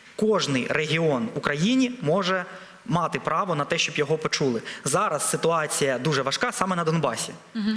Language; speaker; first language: Ukrainian; non-native, local second language; Russian